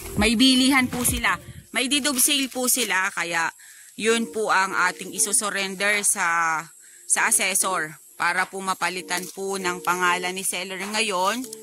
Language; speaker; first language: Filipino; non-native, local second language; Bikol